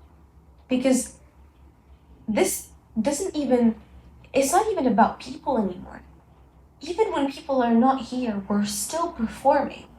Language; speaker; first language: English; non-native, local second language; Arabic